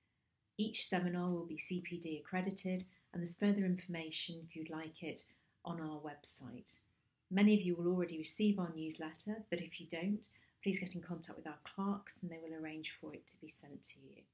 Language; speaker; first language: English; native; English